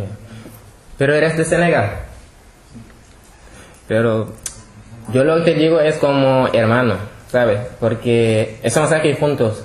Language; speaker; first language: Spanish; non-native, fluent; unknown